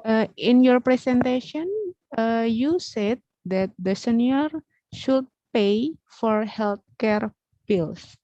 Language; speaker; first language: English; non-native, learner; Indonesian